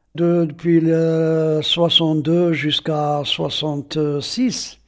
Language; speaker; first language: French; non-native, local second language; Arabic